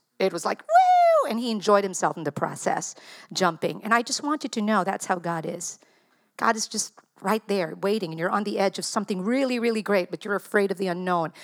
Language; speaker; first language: English; non-native, local second language; Filipino